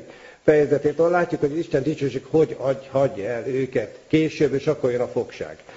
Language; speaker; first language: Hungarian; native; Hungarian